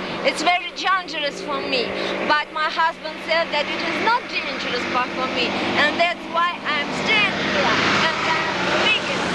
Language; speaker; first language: English; non-native, learner; Russian